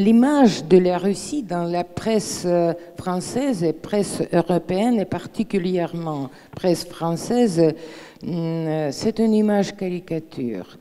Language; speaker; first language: French; non-native, fluent; Russian